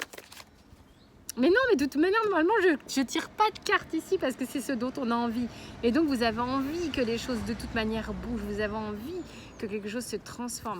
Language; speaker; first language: French; native; French